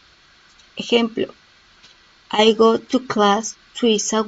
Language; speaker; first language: English; non-native, learner; Spanish